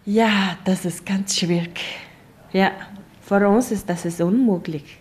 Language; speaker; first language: German; non-native, learner; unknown